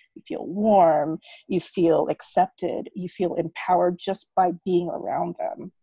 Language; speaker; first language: English; native; English